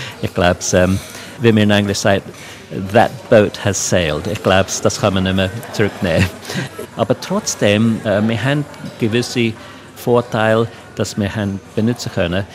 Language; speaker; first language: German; non-native, local second language; English